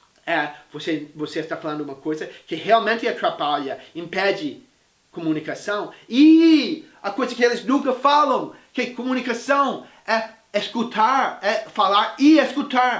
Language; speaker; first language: Portuguese; non-native, fluent; English